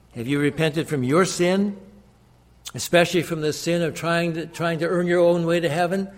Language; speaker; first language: English; native; English